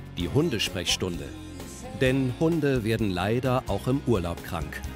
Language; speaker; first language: German; native; German